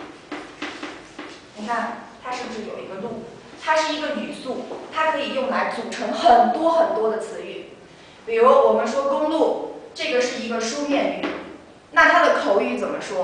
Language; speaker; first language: Chinese; native; Chinese